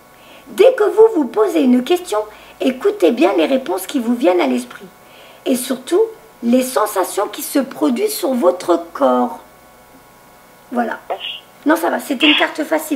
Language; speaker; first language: French; native; French